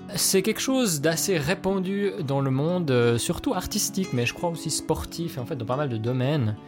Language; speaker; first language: French; native; French